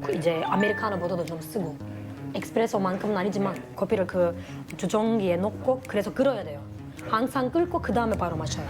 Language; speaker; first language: Korean; non-native, fluent; Turkish